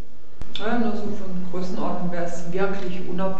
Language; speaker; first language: German; native; German